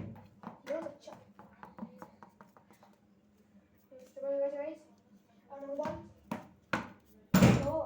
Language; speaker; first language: Hindi; non-native, local second language; Bangla